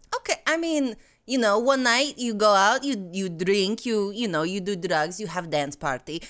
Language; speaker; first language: English; non-native, fluent; Russian